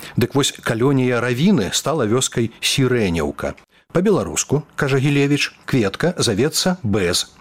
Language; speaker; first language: Belarusian; native; Belarusian